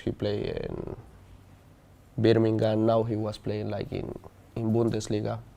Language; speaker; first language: English; non-native, learner; Spanish